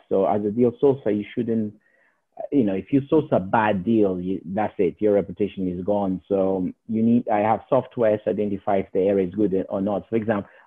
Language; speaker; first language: English; non-native, learner; Portuguese